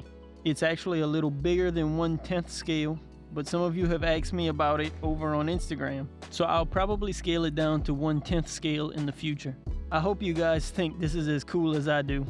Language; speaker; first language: English; native; English